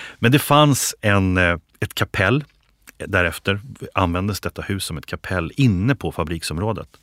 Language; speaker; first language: Swedish; native; Swedish